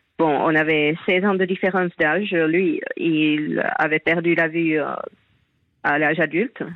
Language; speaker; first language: French; non-native, fluent; Finnish